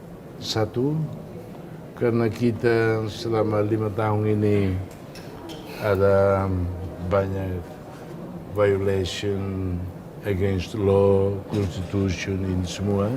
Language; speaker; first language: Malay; non-native, fluent; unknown